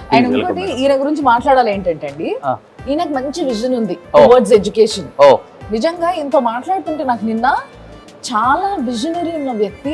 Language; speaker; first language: Telugu; native; Telugu